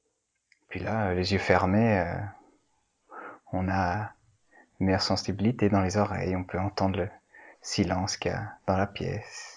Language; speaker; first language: French; native; French